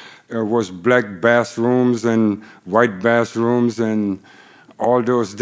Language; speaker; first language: English; non-native, fluent; German